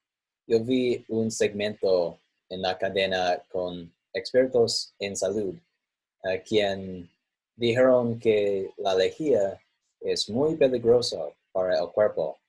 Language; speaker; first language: Spanish; non-native, learner; English